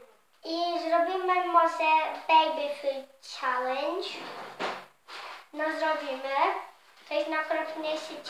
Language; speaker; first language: Polish; early bilingual, heritage; Polish